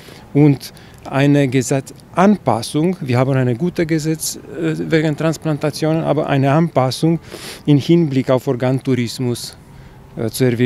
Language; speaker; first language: German; non-native, fluent; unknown